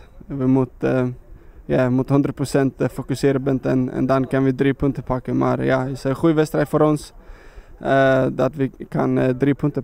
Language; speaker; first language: Dutch; non-native, learner; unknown